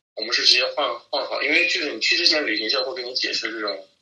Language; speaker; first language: Chinese; native; Chinese